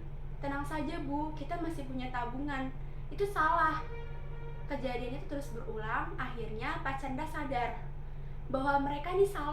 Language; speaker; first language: Indonesian; native; Indonesian